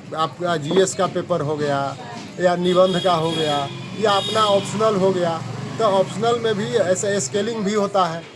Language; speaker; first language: Hindi; native; Hindi